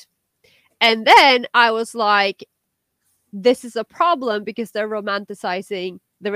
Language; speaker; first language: English; non-native, fluent; Norwegian